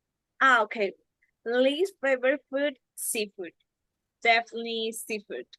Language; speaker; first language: English; non-native, learner; Spanish